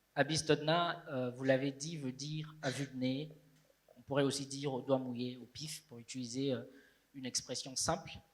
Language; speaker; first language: French; native; French